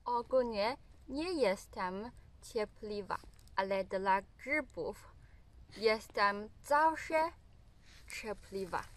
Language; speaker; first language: Polish; non-native, learner; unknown